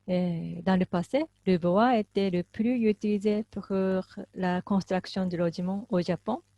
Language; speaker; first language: French; non-native, fluent; Japanese